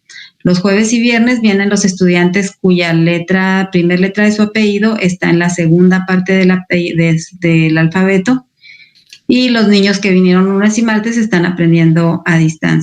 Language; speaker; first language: Spanish; native; Spanish